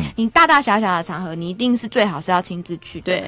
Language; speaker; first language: Chinese; native; Chinese